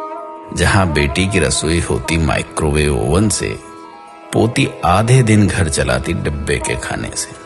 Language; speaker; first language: Hindi; native; Hindi